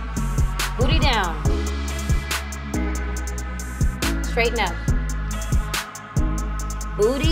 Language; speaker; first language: English; native; English